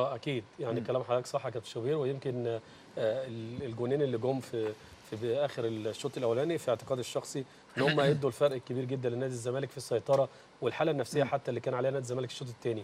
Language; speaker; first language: Arabic; native; Arabic